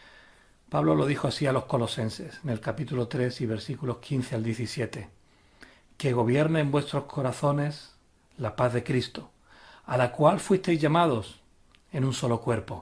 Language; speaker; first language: Spanish; native; Spanish